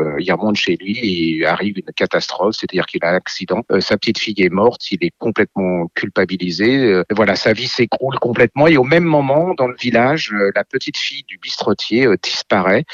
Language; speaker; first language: French; native; French